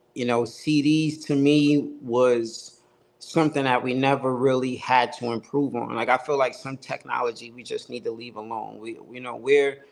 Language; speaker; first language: English; native; English